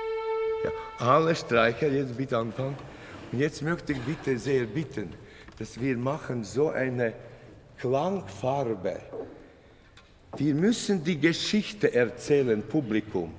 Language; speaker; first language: German; non-native, learner; Latvian